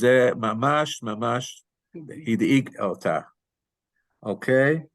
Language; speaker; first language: Hebrew; non-native, fluent; English